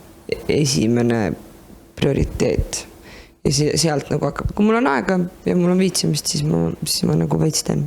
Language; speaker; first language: Estonian; native; Estonian